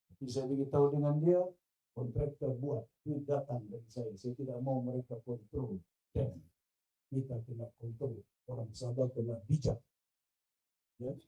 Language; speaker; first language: Malay; non-native, local second language; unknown